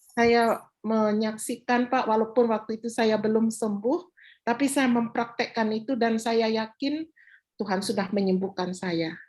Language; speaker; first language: Malay; native; Malay